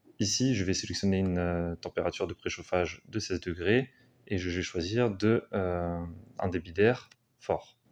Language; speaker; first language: French; native; French